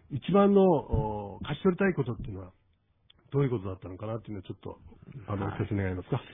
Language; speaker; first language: Japanese; native; Japanese